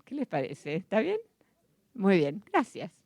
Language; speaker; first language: Spanish; non-native, fluent; Dutch